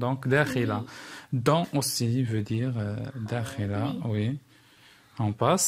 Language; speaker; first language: French; non-native, local second language; Arabic